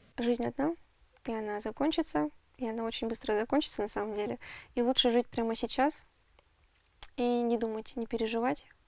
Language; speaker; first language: Russian; early bilingual, other home language; Armenian